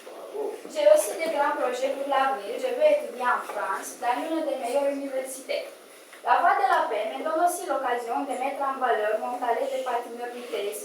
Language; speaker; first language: French; non-native, learner; Romanian